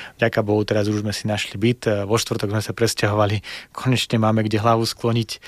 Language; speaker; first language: Slovak; early bilingual, other home language; Russian